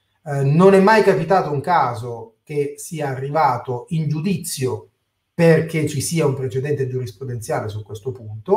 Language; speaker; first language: Italian; native; Italian